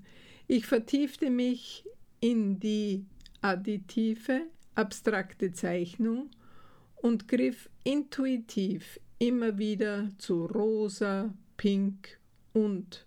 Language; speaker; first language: German; native; German